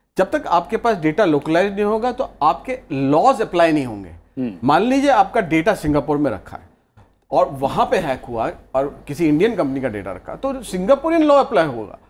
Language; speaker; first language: Hindi; native; Hindi